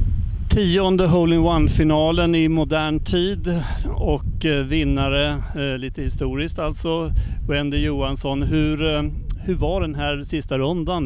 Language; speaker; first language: Swedish; native; Swedish